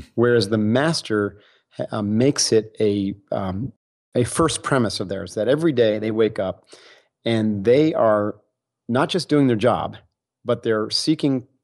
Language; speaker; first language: English; native; English